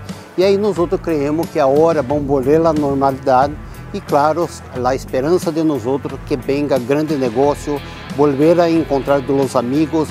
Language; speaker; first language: Portuguese; non-native, learner; Spanish